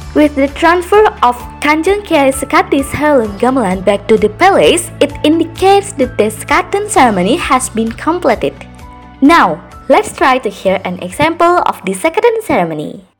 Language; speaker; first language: English; non-native, fluent; Indonesian